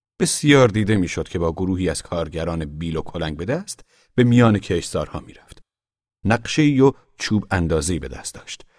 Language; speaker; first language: Persian; native; Persian